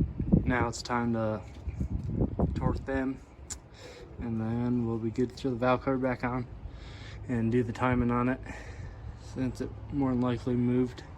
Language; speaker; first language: English; native; English